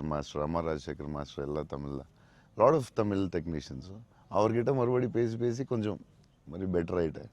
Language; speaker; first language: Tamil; non-native, local second language; Telugu